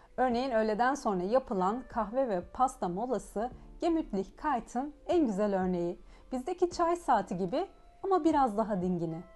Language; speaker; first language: Turkish; early bilingual, heritage; Turkish